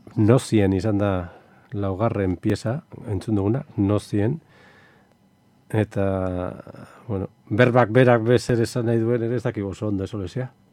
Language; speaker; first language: Basque; native; Basque